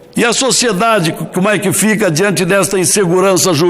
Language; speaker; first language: Portuguese; native; Portuguese